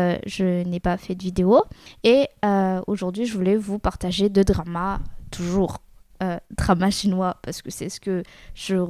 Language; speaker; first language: French; native; French